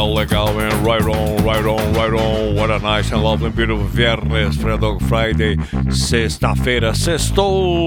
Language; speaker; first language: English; non-native, fluent; Portuguese